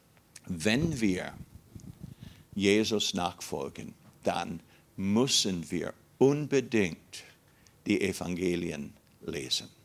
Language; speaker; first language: German; non-native, fluent; English